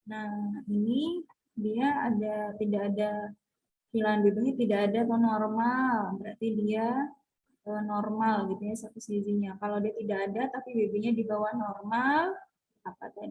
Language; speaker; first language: Indonesian; native; Indonesian